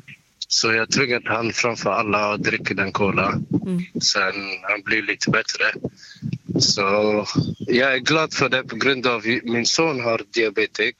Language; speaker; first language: Swedish; non-native, learner; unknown